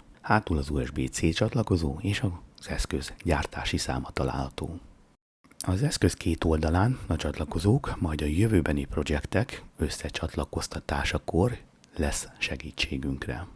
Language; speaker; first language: Hungarian; native; Hungarian